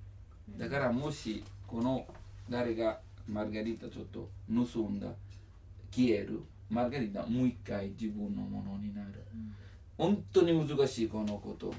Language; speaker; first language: Japanese; non-native, learner; Italian